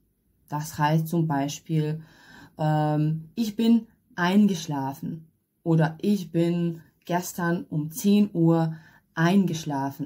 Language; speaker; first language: German; non-native, fluent; Hungarian